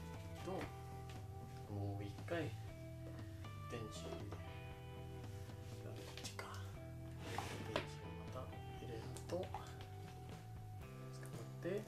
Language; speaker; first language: Japanese; non-native, learner; English